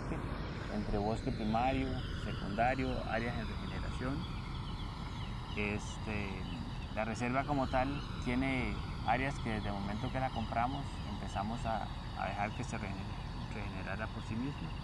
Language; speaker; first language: Spanish; native; Spanish